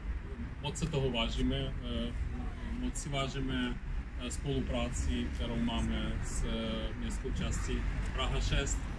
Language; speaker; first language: Czech; non-native, fluent; Ukrainian